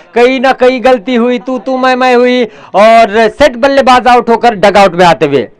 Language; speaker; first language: Hindi; non-native, local second language; Marathi